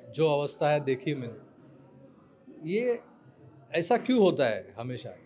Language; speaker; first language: Hindi; non-native, local second language; Marathi